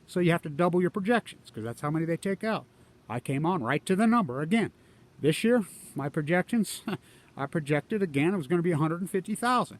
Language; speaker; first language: English; native; English